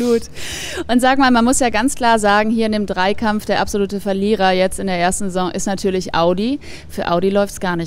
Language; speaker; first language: German; native; German